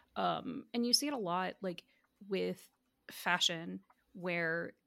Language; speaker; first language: English; native; English